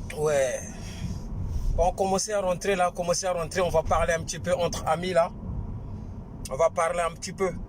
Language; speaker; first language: French; non-native, local second language; Lingala